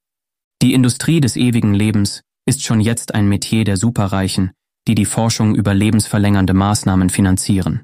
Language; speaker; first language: German; native; German